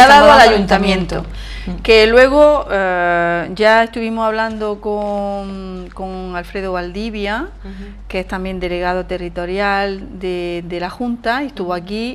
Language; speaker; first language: Spanish; native; Spanish